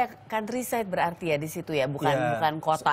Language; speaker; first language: Indonesian; native; Indonesian